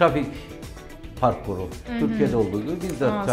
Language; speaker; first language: Turkish; native; Turkish